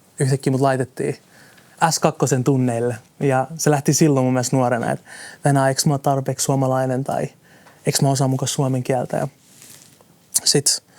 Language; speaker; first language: Finnish; early bilingual, other home language; Somali